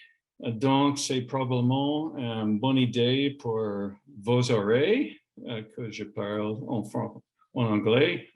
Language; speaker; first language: French; non-native, learner; English